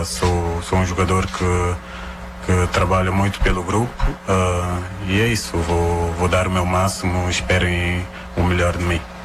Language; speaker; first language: Portuguese; non-native, local second language; Kabuverdianu